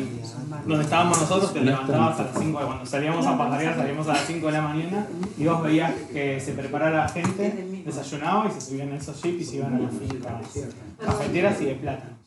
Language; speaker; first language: Spanish; native; Spanish